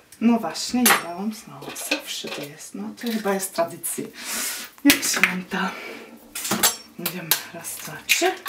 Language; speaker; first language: Polish; non-native, learner; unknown